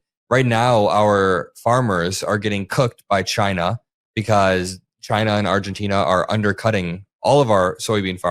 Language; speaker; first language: English; native; English